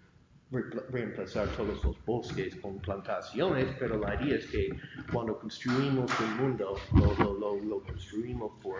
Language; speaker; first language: Spanish; non-native, fluent; English